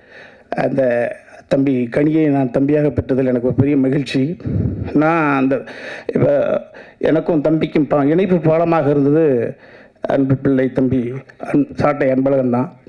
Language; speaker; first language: Tamil; native; Tamil